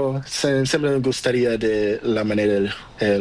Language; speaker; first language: Spanish; non-native, learner; Portuguese